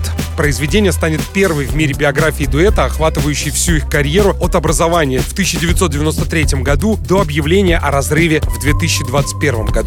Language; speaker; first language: Russian; native; Russian